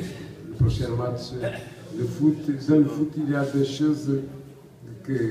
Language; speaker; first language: French; non-native, learner; Portuguese